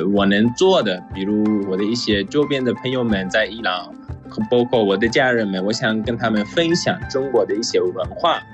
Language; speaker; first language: Chinese; non-native, fluent; Persian